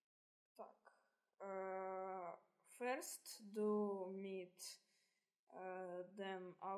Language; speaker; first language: German; non-native, learner; Russian